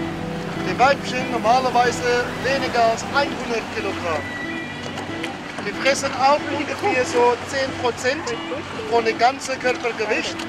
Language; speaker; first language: German; non-native, fluent; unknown